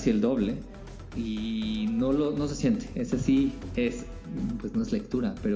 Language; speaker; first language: Spanish; native; Spanish